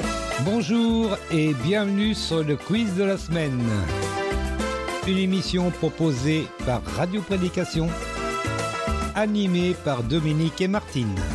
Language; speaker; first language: French; native; French